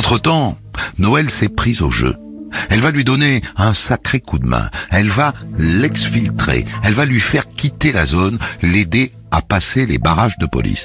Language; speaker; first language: French; native; French